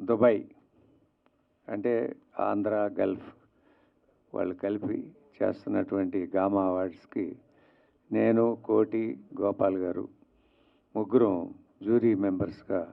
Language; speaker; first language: Telugu; native; Telugu